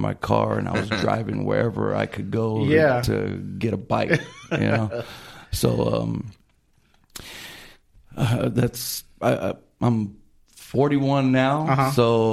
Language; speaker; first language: English; native; English